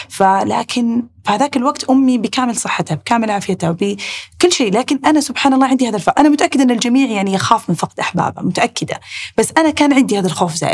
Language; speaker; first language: Arabic; native; Arabic